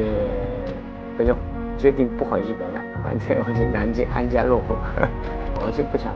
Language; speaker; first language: Chinese; non-native, fluent; Japanese